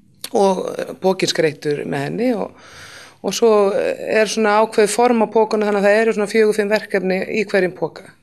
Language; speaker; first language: Icelandic; native; Icelandic